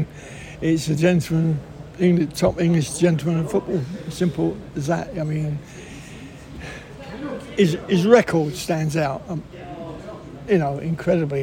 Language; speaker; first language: English; native; English